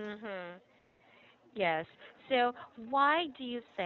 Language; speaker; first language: English; non-native, fluent; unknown